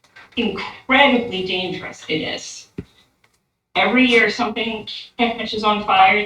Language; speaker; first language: English; native; English